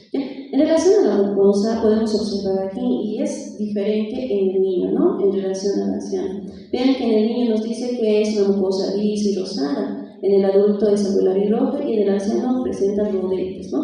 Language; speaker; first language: Spanish; native; Spanish